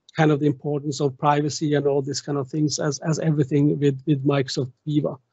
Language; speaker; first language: English; non-native, fluent; German